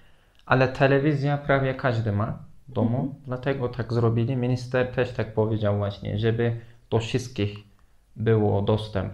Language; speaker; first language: Polish; non-native, fluent; Turkish